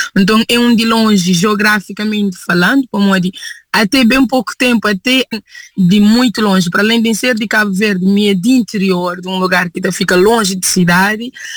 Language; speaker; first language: Portuguese; non-native, local second language; Kabuverdianu